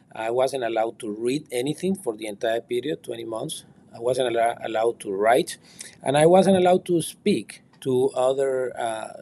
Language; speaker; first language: English; non-native, fluent; Spanish